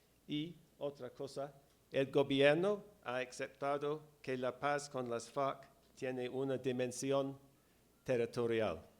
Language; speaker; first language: Spanish; non-native, fluent; English